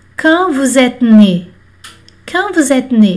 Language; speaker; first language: French; non-native, fluent; Portuguese